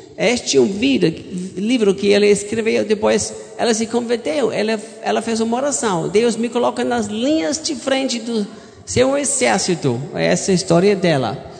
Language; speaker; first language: Portuguese; non-native, learner; German